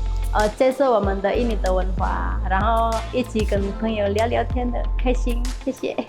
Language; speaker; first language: Chinese; non-native, learner; Indonesian